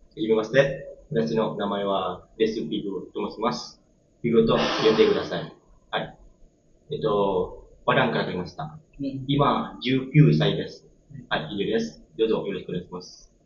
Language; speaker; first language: Japanese; non-native, learner; Indonesian